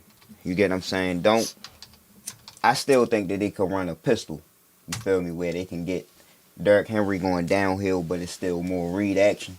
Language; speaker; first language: English; native; English